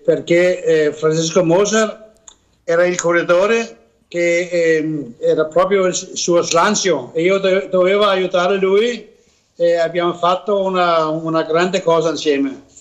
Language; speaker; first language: Italian; non-native, learner; Danish